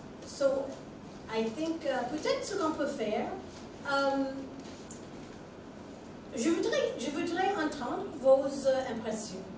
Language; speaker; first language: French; non-native, fluent; English